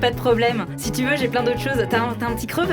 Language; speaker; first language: French; native; French